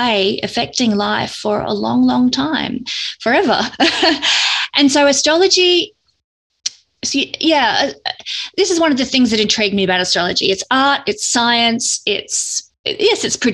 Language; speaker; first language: English; native; English